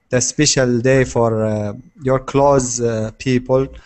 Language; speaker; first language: English; non-native, learner; Arabic